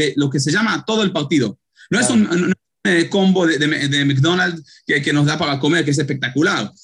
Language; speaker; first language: Spanish; early bilingual, heritage; Hebrew